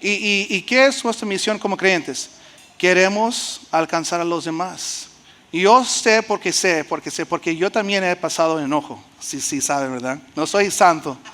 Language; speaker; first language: Spanish; early bilingual, heritage; Spanish